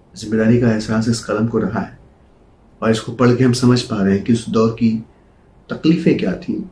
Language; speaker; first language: Hindi; native; Hindi